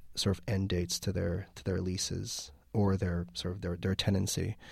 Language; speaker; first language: English; early bilingual, other home language; Armenian